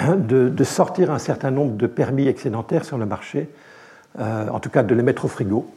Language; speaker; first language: French; native; French